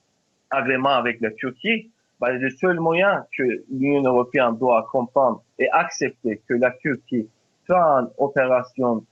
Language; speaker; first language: French; non-native, fluent; Turkish